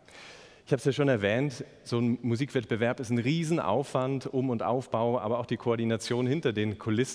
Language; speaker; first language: German; native; German